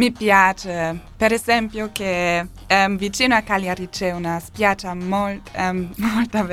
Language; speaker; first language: Italian; non-native, learner; German